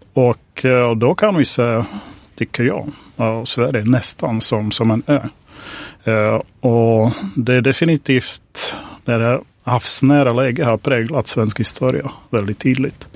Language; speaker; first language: Swedish; non-native, fluent; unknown